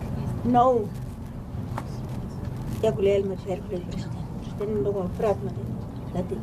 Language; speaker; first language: Dutch; non-native, local second language; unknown